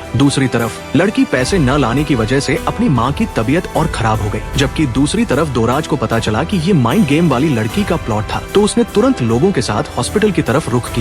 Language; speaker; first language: Hindi; native; Hindi